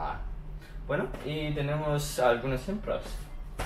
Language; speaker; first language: Spanish; non-native, learner; Chinese